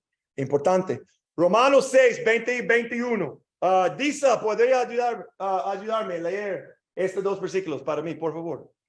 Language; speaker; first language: Spanish; non-native, learner; English